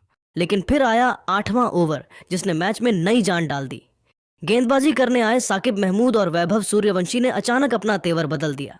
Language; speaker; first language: Hindi; native; Hindi